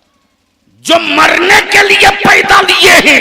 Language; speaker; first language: Urdu; native; Urdu